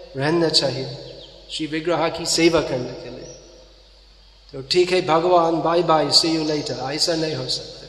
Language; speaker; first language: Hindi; non-native, fluent; English